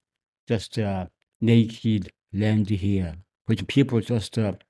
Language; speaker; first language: English; non-native, learner; Korean